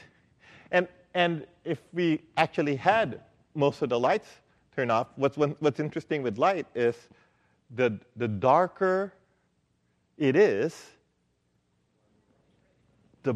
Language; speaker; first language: English; non-native, local second language; Filipino